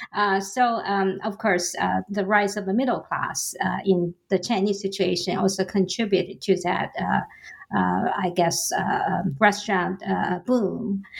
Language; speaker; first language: English; non-native, fluent; Chinese